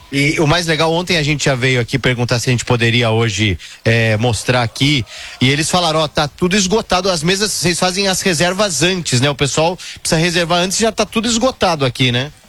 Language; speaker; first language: Portuguese; native; Portuguese